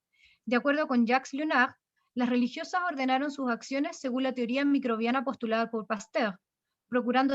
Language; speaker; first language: Spanish; native; Spanish